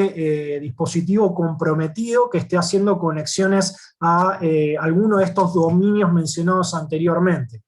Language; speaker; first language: Spanish; native; Spanish